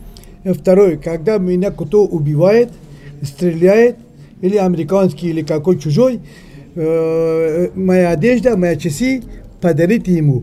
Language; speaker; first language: Russian; non-native, learner; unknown